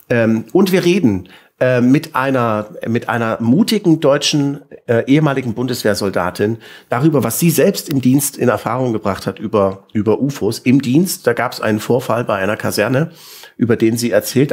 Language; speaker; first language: German; native; German